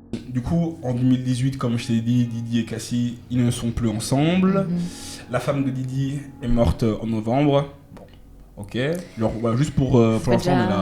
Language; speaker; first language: French; native; French